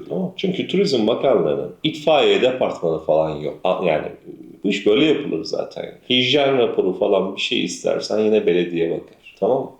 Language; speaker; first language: Turkish; native; Turkish